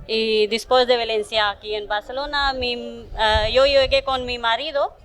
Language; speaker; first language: Spanish; non-native, learner; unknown